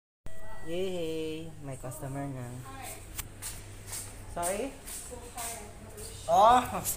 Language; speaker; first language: English; non-native, learner; Filipino